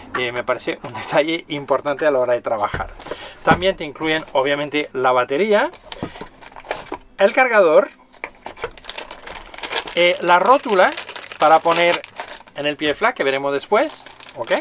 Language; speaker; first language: Spanish; non-native, fluent; French